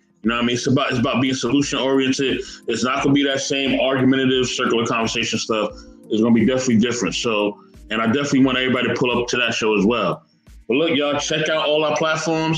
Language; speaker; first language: English; native; English